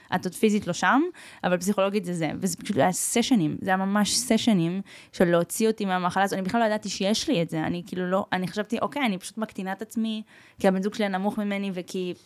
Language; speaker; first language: Hebrew; early bilingual, other home language; Russian